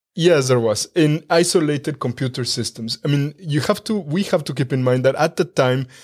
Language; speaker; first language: English; non-native, fluent; Spanish